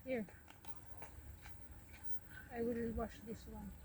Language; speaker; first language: English; non-native, learner; Filipino